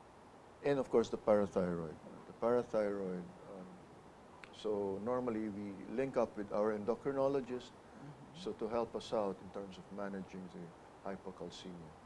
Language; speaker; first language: English; non-native, local second language; Filipino